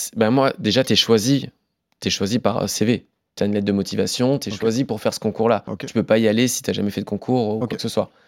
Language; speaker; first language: French; native; French